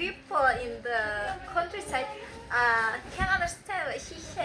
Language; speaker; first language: English; non-native, learner; Indonesian